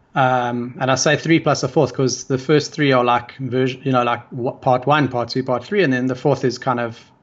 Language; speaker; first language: English; native; English